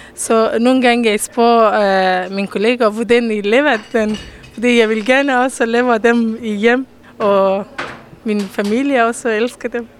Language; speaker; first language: Danish; non-native, learner; Persian